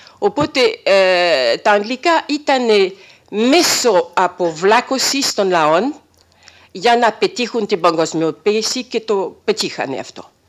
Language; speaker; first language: Greek; non-native, fluent; French